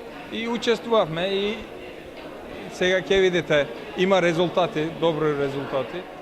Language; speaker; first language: Macedonian; non-native, fluent; Turkish